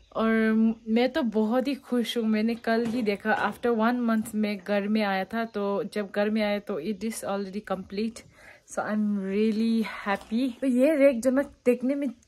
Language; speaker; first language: Hindi; non-native, local second language; Tibetan